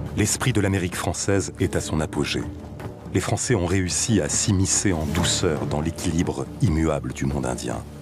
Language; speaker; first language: French; native; French